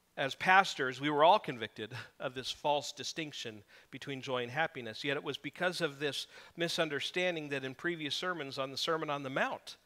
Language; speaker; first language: English; native; English